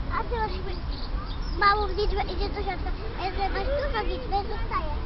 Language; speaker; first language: Polish; early bilingual, heritage; Polish